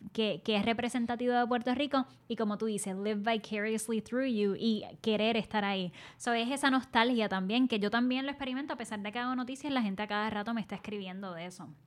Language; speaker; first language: Spanish; native; Spanish